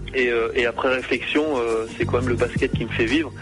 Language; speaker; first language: French; native; French